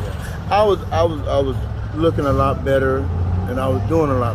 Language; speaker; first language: English; native; English